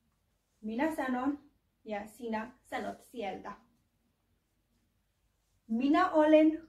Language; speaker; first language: Finnish; non-native, learner; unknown